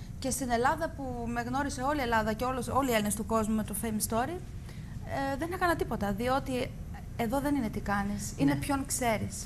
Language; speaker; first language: Greek; early bilingual, heritage; Greek